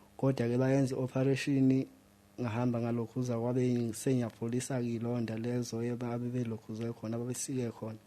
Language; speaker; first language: Zulu; native; Zulu